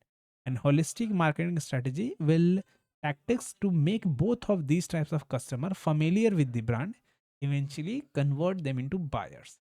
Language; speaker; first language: English; non-native, local second language; Hindi